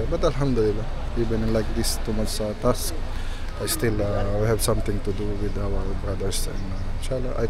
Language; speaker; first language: English; non-native, local second language; Filipino